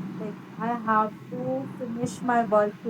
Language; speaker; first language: English; non-native, learner; Hindi